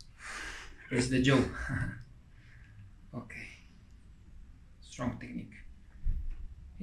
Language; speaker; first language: English; non-native, fluent; Italian